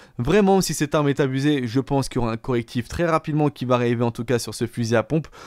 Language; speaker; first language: French; native; French